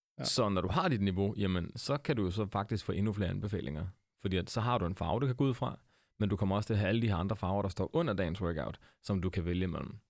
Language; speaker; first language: Danish; native; Danish